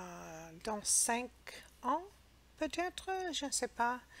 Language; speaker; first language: French; non-native, learner; English